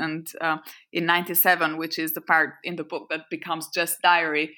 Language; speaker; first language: English; non-native, fluent; French